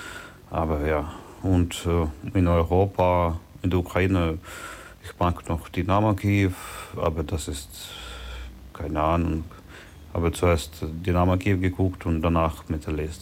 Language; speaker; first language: German; non-native, learner; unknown